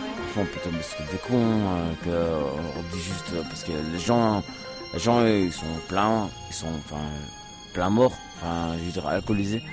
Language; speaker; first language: French; early bilingual, other home language; Portuguese